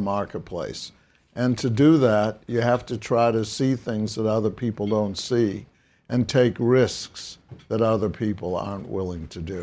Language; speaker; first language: English; native; English